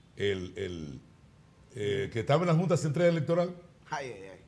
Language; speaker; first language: Spanish; native; Spanish